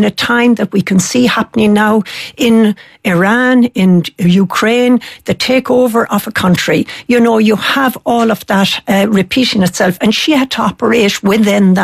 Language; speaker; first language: English; native; English